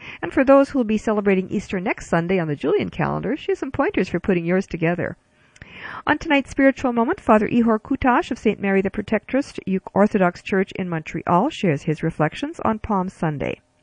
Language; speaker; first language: English; early bilingual, other home language; Ukrainian